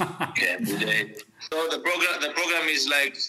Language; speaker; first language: English; non-native, fluent; Greek